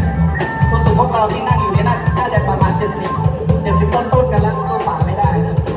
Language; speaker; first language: Thai; native; Thai